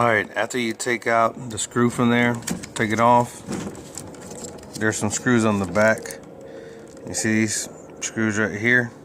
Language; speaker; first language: English; native; English